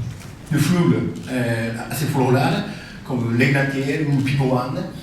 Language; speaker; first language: French; non-native, fluent; Japanese